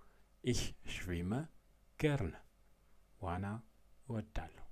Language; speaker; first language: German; non-native, fluent; Amharic